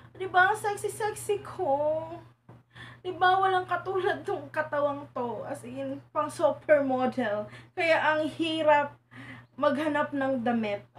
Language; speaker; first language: Filipino; non-native, local second language; Cebuano